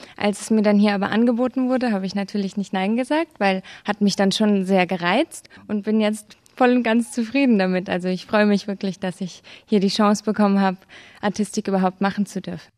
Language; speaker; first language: German; native; German